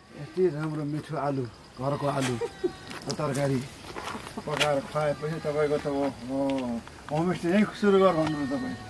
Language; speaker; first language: Nepali; native; Nepali